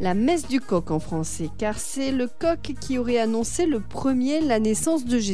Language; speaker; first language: French; native; French